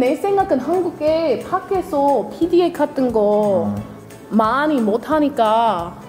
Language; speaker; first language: Korean; non-native, learner; English